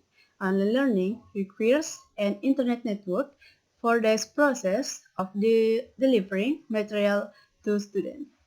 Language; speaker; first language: English; non-native, learner; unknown